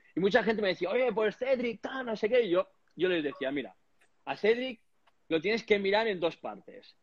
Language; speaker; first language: Spanish; native; Spanish